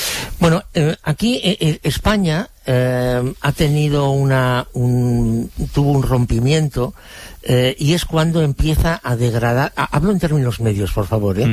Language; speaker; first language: Spanish; native; Spanish